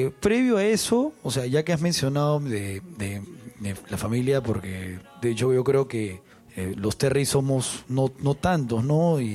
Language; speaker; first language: Spanish; native; Spanish